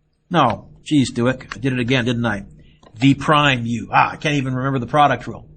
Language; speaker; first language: English; native; English